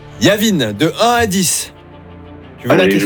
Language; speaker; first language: French; native; French